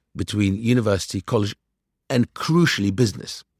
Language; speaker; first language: English; early bilingual, other home language; Arabic